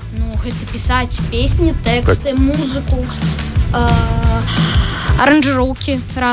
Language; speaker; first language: Belarusian; non-native, local second language; Russian